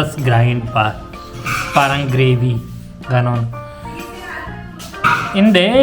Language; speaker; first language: Filipino; non-native, learner; Punjabi